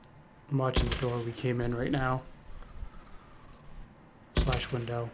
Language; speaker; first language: English; native; English